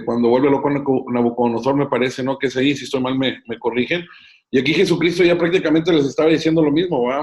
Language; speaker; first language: Spanish; native; Spanish